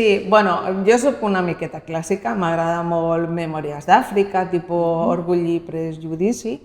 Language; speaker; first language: Catalan; non-native, local second language; Spanish